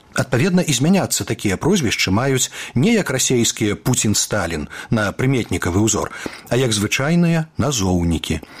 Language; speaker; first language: Belarusian; native; Belarusian